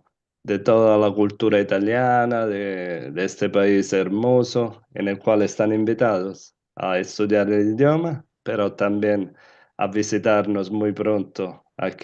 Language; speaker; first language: Spanish; non-native, fluent; Italian